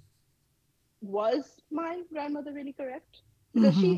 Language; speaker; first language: English; non-native, local second language; Bangla